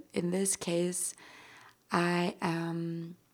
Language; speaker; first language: English; non-native, fluent; German